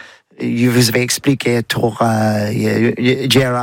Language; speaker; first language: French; non-native, learner; English